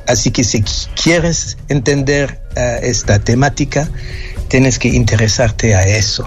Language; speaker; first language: Spanish; non-native, fluent; French